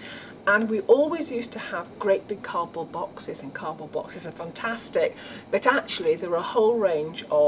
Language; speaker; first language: English; native; English